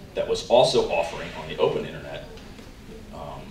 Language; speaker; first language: English; native; English